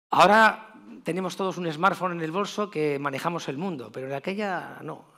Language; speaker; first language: Spanish; native; Spanish